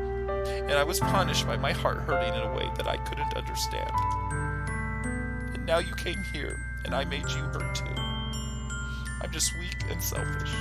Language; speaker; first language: English; native; English